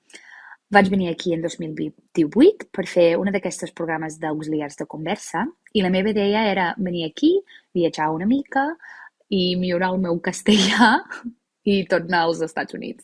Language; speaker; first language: Catalan; non-native, fluent; English